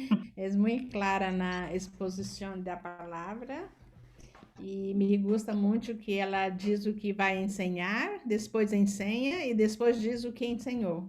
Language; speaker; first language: Portuguese; non-native, learner; Spanish